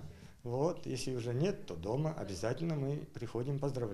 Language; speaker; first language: Russian; native; Russian